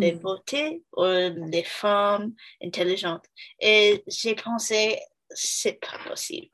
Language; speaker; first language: French; non-native, learner; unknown